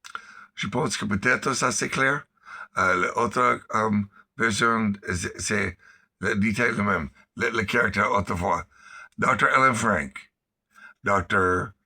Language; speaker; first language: French; non-native, learner; English